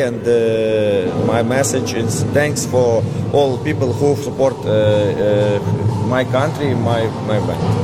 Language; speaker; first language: English; non-native, learner; Ukrainian